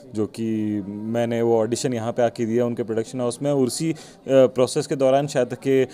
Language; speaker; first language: Hindi; non-native, local second language; Odia